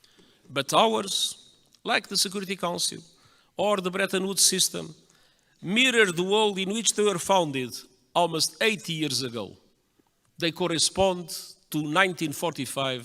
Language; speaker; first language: English; non-native, fluent; Portuguese